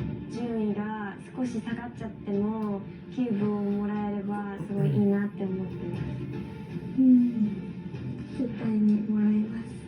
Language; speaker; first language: Japanese; native; Japanese